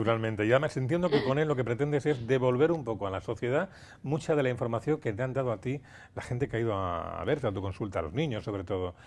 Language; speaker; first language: Spanish; native; Spanish